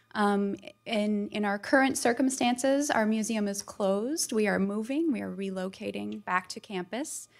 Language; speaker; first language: English; native; English